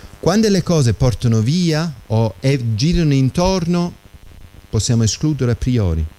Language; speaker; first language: Italian; non-native, fluent; English